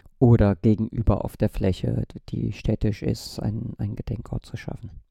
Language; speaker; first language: German; native; German